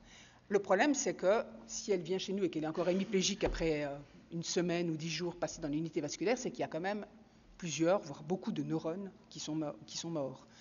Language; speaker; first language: French; native; French